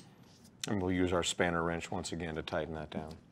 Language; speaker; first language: English; native; English